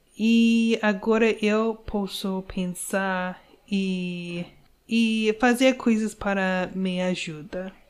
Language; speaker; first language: Portuguese; non-native, learner; English